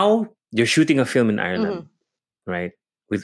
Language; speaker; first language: English; non-native, local second language; Cebuano